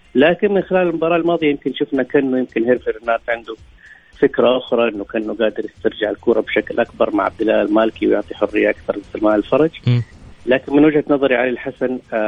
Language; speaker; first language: Arabic; native; Arabic